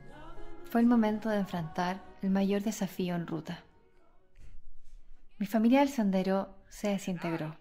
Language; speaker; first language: Spanish; native; Spanish